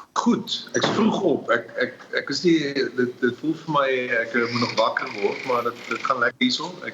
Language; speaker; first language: Afrikaans; native; Afrikaans